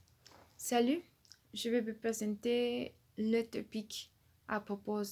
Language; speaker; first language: French; non-native, learner; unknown